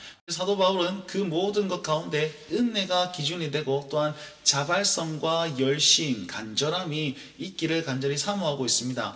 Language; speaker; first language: Korean; native; Korean